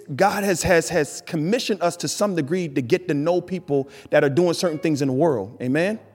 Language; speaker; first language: English; native; English